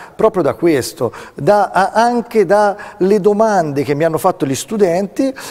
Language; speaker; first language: Italian; native; Italian